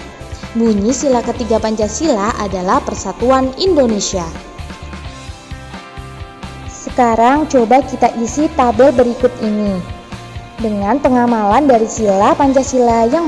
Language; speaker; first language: Indonesian; native; Indonesian